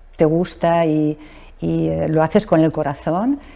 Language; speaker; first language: Spanish; native; Spanish